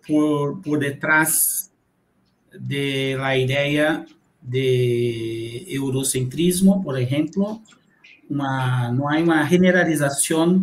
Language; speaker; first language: Spanish; non-native, fluent; Portuguese